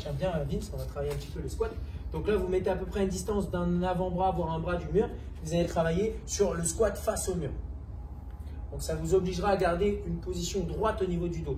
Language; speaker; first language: French; native; French